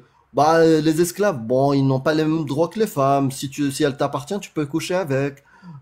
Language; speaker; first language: French; native; French